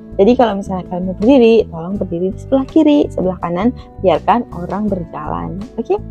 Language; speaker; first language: Indonesian; native; Indonesian